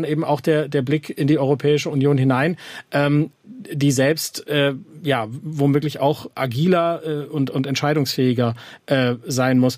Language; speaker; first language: German; native; German